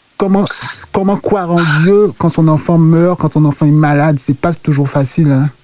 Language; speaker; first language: French; native; French